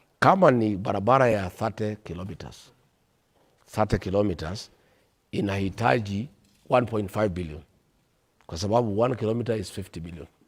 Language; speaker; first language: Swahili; non-native, local second language; Kikuyu